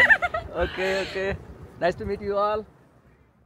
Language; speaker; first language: English; non-native, fluent; Bangla